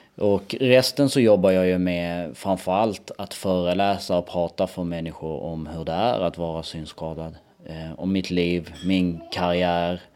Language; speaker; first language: Swedish; early bilingual, other home language; Albanian